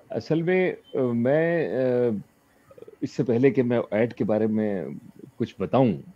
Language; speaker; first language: Hindi; native; Hindi